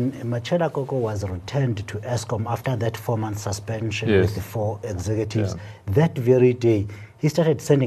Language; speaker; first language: English; non-native, local second language; Xhosa